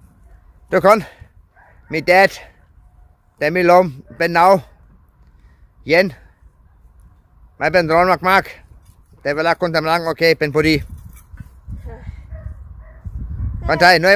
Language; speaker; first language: Thai; non-native, learner; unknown